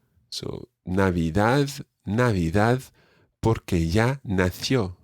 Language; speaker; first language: Spanish; non-native, fluent; English